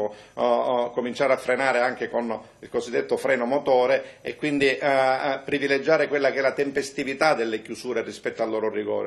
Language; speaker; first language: Italian; native; Italian